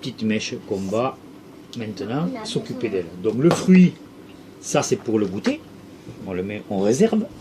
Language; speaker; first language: French; native; French